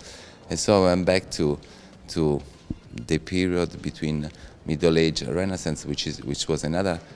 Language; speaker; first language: English; non-native, fluent; Italian